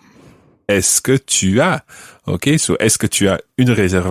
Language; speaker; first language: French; non-native, fluent; English